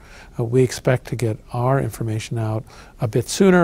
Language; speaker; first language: English; native; English